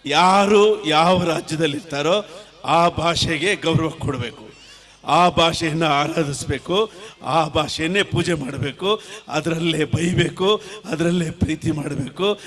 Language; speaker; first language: Kannada; non-native, local second language; Telugu